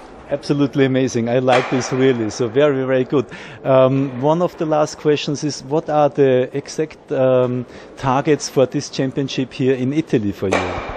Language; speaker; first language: English; non-native, fluent; German